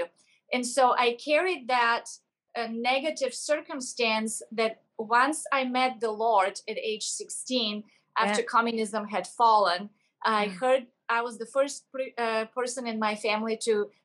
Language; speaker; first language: English; non-native, fluent; Bulgarian